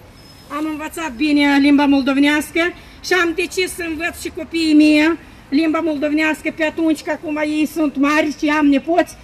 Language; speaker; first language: Romanian; non-native, local second language; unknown